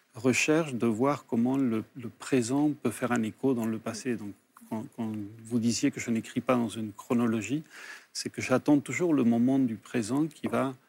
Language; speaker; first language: French; early bilingual, other home language; Spanish